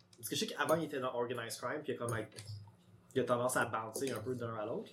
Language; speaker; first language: French; native; French